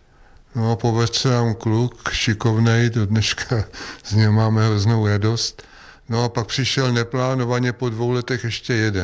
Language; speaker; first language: Czech; native; Czech